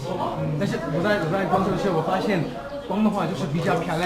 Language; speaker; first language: Chinese; non-native, learner; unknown